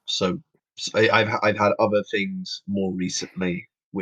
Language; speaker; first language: English; native; English